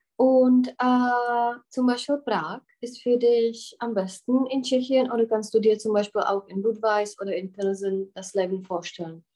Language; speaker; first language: German; non-native, fluent; Czech